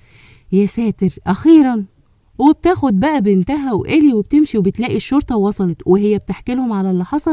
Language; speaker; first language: Arabic; native; Arabic